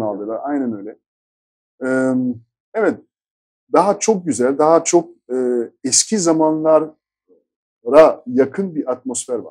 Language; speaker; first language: Turkish; non-native, fluent; French